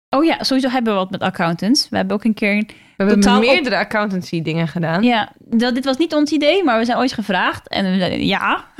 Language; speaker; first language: Dutch; non-native, fluent; Norwegian